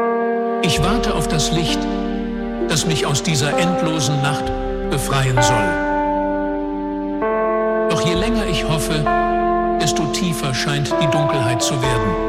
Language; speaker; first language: German; native; German